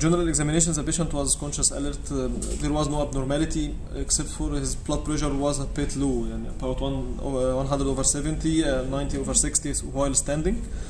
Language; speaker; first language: English; non-native, fluent; Arabic